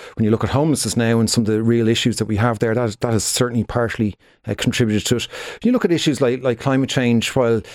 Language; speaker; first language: English; native; English